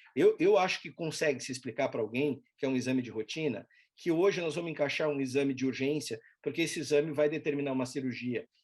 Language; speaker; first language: Portuguese; native; Portuguese